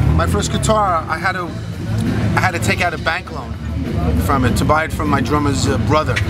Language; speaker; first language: English; native; English